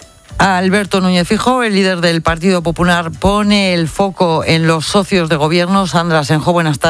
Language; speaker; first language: Spanish; native; Spanish